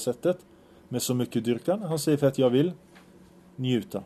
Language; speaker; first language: Swedish; early bilingual, other home language; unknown